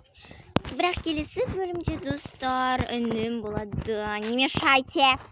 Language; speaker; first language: Russian; non-native, local second language; Kazakh